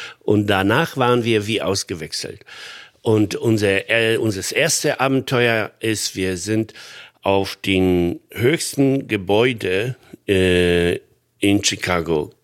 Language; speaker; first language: German; non-native, fluent; Polish